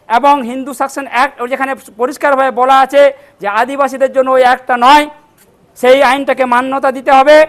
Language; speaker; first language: Bangla; non-native, local second language; Santali